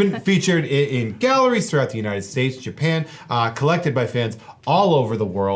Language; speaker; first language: English; native; English